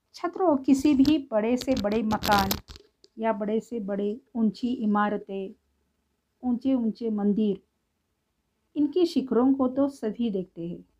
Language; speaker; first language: Hindi; non-native, local second language; Marathi